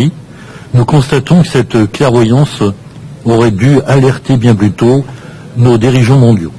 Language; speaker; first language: French; native; French